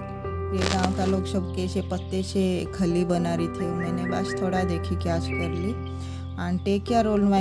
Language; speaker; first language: Hindi; non-native, local second language; Odia